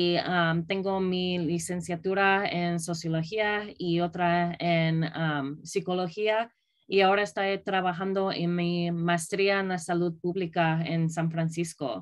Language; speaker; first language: Spanish; early bilingual, other home language; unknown